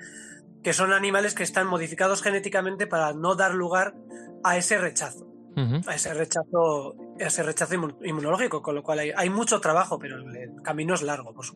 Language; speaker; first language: Spanish; native; Spanish